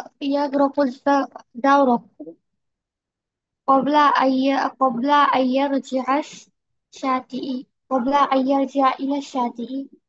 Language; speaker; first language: Arabic; non-native, learner; Bangla